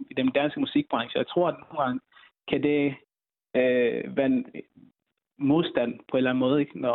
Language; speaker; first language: Danish; early bilingual, other home language; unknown